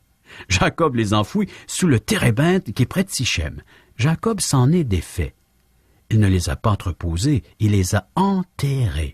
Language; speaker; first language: French; native; French